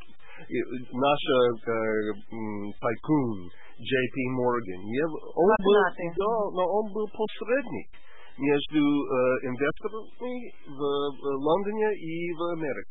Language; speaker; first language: Russian; non-native, learner; English